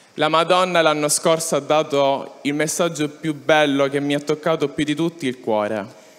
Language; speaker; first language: Italian; native; Italian